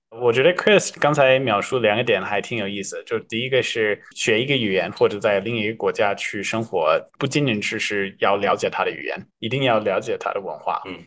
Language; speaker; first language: Chinese; non-native, fluent; English